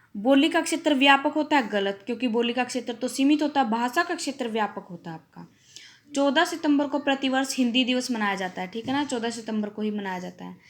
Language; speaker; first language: Hindi; native; Hindi